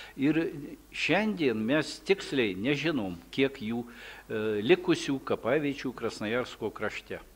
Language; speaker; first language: Lithuanian; early bilingual, heritage; Lithuanian